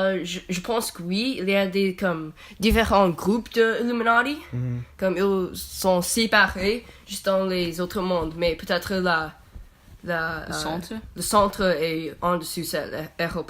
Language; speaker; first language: French; non-native, learner; English